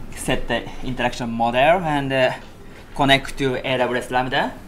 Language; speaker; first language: English; non-native, learner; Japanese